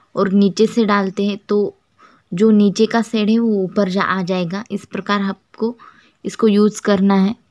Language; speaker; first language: Hindi; non-native, local second language; Marathi